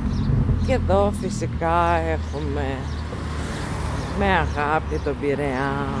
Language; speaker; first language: Greek; non-native, fluent; Russian